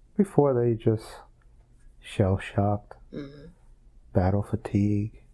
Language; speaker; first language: English; native; English